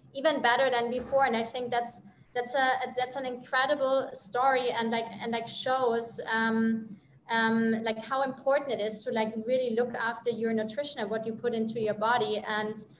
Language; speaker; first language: English; non-native, fluent; German